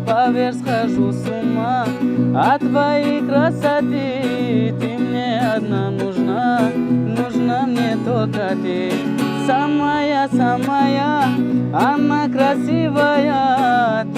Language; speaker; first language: Russian; non-native, local second language; Tajik